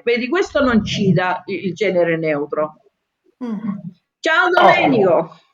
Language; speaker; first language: Italian; native; Italian